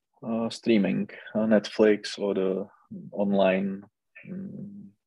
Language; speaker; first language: German; non-native, learner; Czech